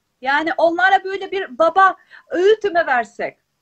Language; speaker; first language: Turkish; non-native, fluent; Albanian